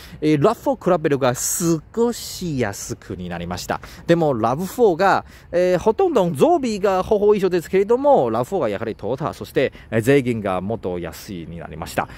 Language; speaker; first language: Japanese; non-native, learner; Chinese